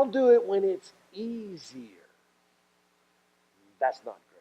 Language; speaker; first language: English; native; English